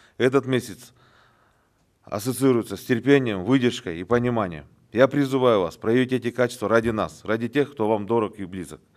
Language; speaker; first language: Russian; non-native, local second language; Kyrgyz